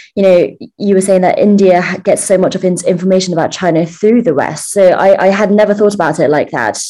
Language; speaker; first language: English; early bilingual, other home language; Chinese